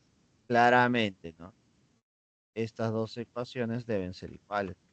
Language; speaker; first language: Spanish; native; Spanish